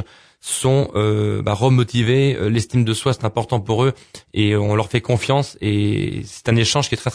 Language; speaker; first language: French; native; French